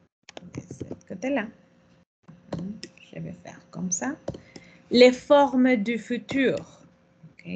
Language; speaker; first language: French; non-native, fluent; Spanish